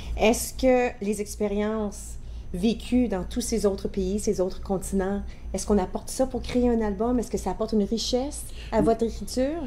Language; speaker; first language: French; native; French